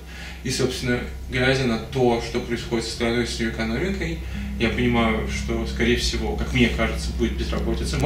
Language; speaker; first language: Russian; native; Russian